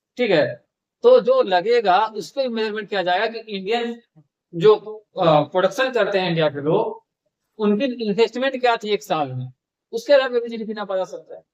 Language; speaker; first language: Hindi; native; Hindi